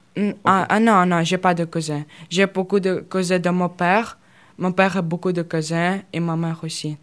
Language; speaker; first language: French; non-native, learner; Russian